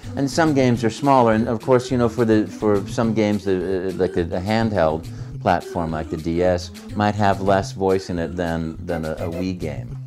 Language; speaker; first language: English; native; English